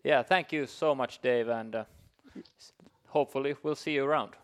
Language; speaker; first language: English; non-native, fluent; Finnish